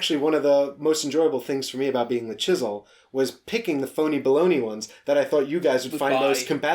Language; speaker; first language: English; native; English